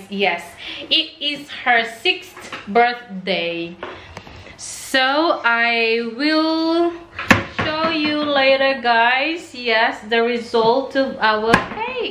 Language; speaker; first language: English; non-native, local second language; Filipino